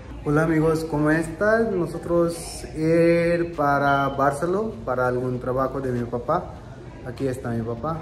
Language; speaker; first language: Spanish; non-native, learner; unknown